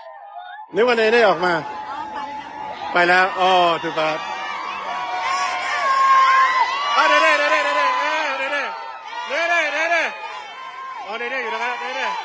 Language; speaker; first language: Thai; native; Thai